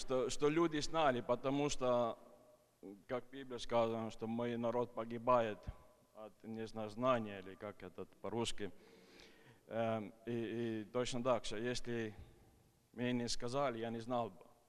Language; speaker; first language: Russian; non-native, fluent; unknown